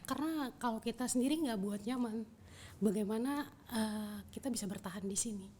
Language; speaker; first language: Indonesian; native; Indonesian